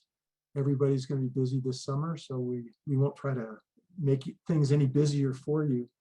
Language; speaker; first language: English; native; English